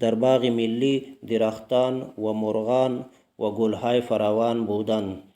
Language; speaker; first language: Persian; non-native, fluent; Urdu